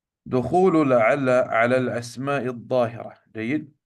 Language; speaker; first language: Arabic; non-native, fluent; Urdu